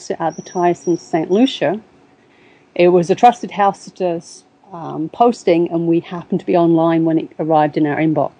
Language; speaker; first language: English; native; English